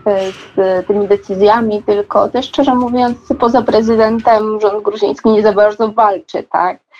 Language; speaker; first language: Polish; non-native, fluent; Georgian